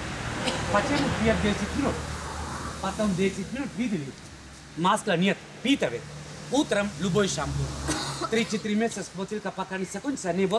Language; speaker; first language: Russian; non-native, learner; Sinhala